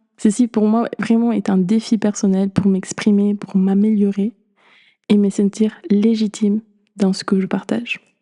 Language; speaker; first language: French; non-native, fluent; Spanish